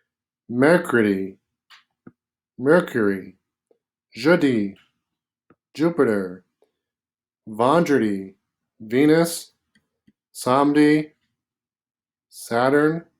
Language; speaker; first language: French; non-native, fluent; English